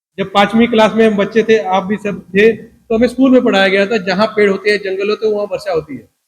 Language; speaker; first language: Hindi; non-native, local second language; Punjabi